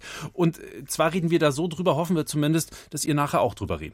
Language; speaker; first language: German; native; German